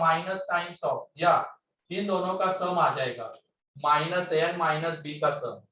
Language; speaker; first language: Hindi; native; Hindi